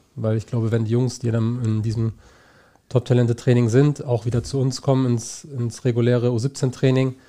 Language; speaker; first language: German; native; German